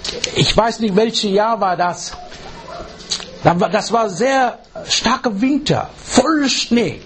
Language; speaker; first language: German; non-native, learner; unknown